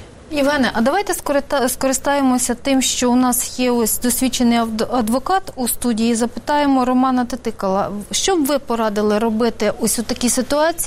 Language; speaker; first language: Ukrainian; native; Ukrainian